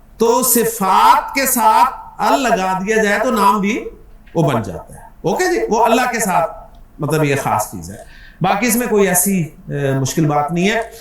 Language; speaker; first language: Urdu; non-native, local second language; Punjabi